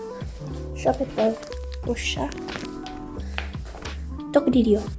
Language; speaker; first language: French; non-native, learner; Indonesian